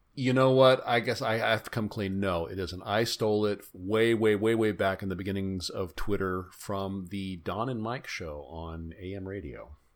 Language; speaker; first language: English; native; English